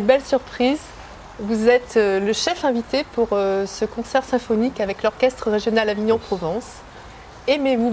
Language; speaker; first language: French; native; French